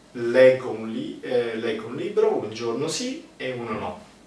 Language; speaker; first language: Italian; native; Italian